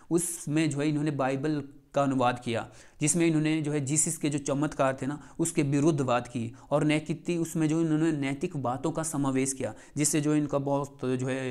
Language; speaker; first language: Hindi; native; Hindi